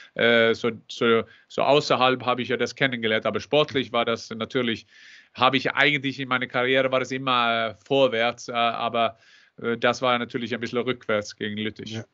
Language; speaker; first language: German; non-native, fluent; Norwegian